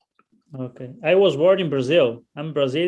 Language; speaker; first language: English; non-native, learner; Portuguese